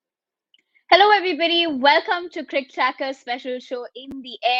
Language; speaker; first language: English; non-native, local second language; Hindi